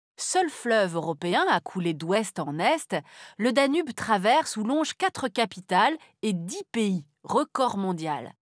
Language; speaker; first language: French; native; French